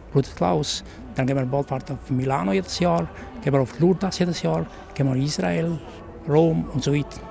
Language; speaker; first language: German; non-native, learner; Albanian